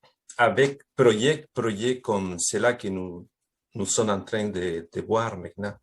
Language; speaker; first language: French; non-native, fluent; Spanish